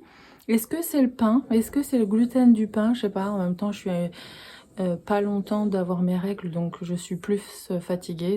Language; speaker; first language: French; native; French